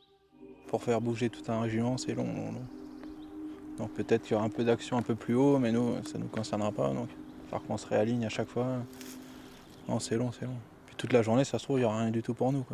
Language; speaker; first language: French; native; French